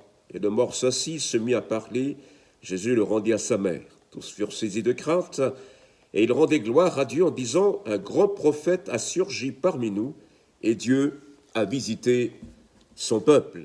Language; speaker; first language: French; native; French